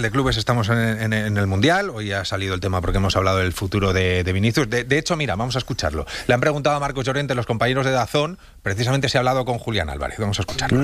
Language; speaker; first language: Spanish; native; Spanish